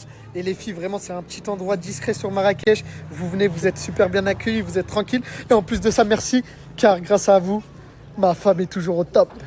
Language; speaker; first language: French; native; French